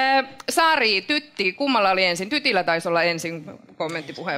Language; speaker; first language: Finnish; native; Finnish